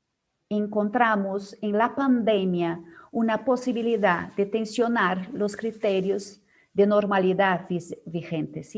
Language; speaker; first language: Spanish; non-native, fluent; Portuguese